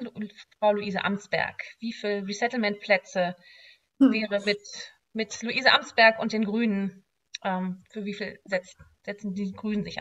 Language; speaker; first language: German; native; German